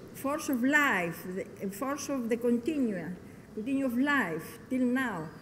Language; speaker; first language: English; non-native, learner; Greek